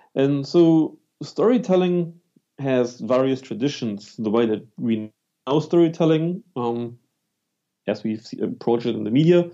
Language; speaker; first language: English; non-native, fluent; German